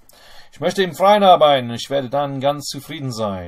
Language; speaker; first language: German; non-native, fluent; English